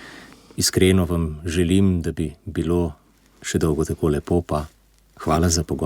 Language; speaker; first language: Slovenian; native; Slovenian